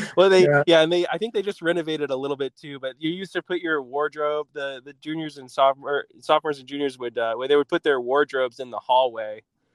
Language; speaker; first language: English; native; English